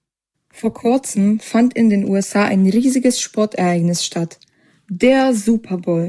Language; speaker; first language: German; native; German